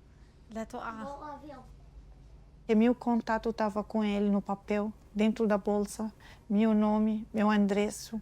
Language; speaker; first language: Portuguese; non-native, learner; Arabic